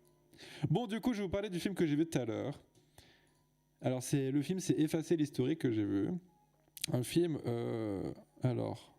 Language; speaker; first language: French; native; French